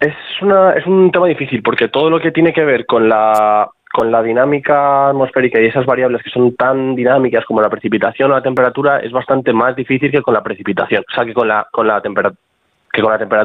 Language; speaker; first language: Spanish; native; Spanish